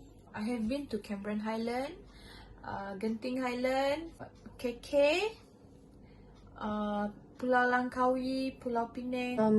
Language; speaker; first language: English; non-native, local second language; Malay